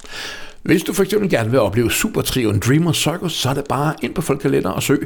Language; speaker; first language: Danish; native; Danish